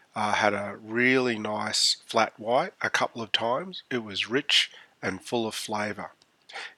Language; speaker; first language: English; native; English